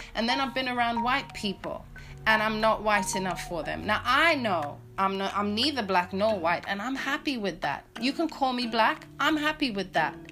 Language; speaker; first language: English; native; English